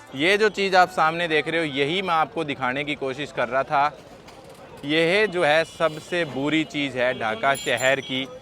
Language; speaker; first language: Hindi; native; Hindi